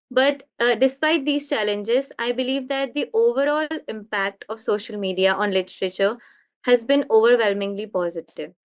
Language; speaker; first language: English; non-native, local second language; Hindi